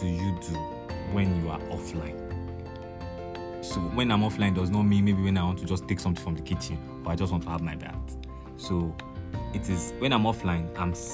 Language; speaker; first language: English; non-native, local second language; Yoruba